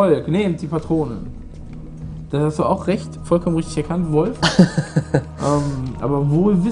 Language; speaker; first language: German; native; German